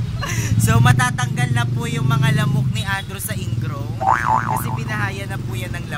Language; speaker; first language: Filipino; native; Filipino